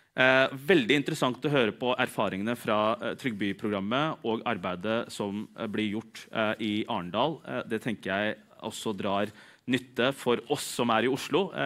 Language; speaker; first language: Norwegian; early bilingual, other home language; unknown